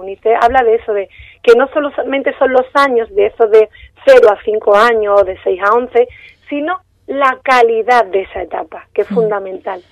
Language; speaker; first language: Spanish; native; Spanish